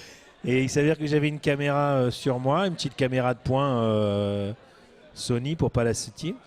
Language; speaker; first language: French; native; French